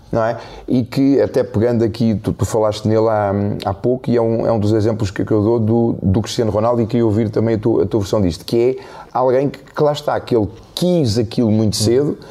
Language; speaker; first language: Portuguese; native; Portuguese